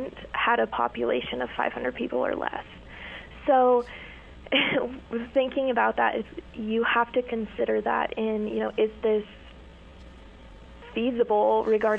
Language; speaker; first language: English; native; English